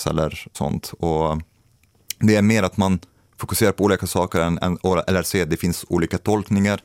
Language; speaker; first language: Swedish; non-native, fluent; Arabic